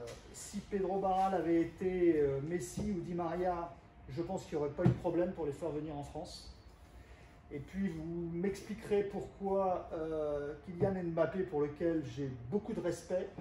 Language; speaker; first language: French; native; French